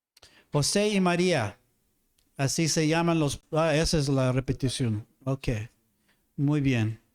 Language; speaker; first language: Spanish; non-native, fluent; English